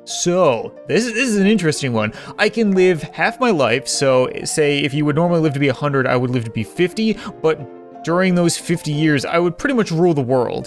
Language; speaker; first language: English; native; English